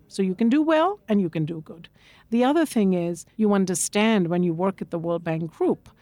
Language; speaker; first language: English; non-native, local second language; Bangla